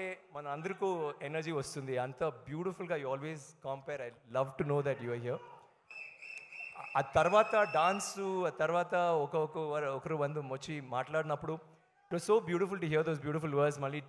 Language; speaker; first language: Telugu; non-native, learner; Tamil